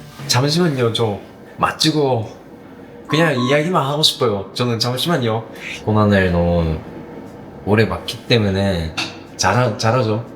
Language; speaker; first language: Korean; non-native, fluent; Japanese